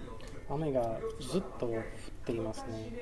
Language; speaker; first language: Japanese; non-native, learner; English